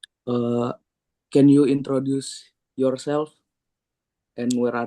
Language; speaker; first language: English; non-native, learner; Indonesian